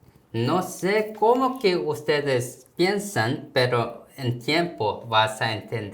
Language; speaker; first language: Spanish; non-native, fluent; Korean